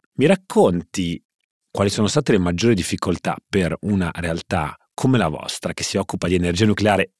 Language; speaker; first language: Italian; native; Italian